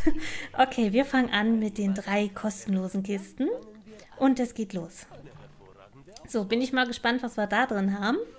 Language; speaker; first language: German; native; German